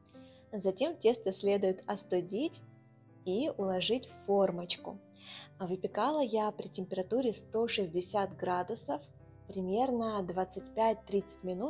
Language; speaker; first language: Russian; native; Russian